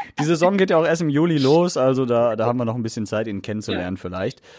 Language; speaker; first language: German; native; German